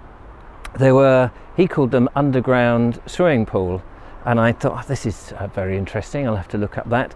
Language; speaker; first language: English; native; English